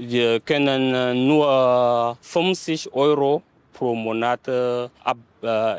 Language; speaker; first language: German; non-native, learner; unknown